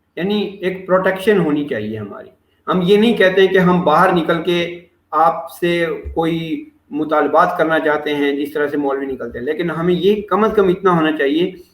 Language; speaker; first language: Urdu; non-native, local second language; Saraiki